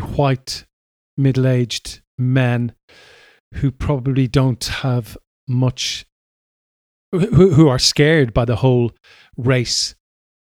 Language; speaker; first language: English; native; English